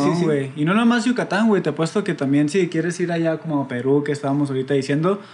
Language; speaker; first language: Spanish; native; Spanish